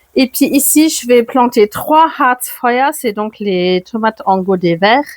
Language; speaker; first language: French; non-native, fluent; German